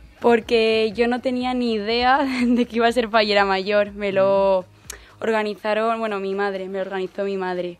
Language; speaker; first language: Spanish; native; Spanish